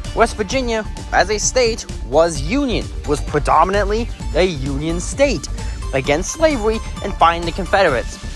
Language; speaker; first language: English; native; English